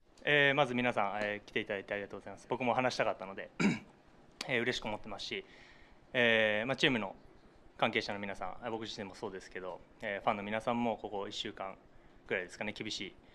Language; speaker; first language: Japanese; native; Japanese